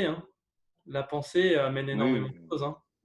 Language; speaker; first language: French; native; French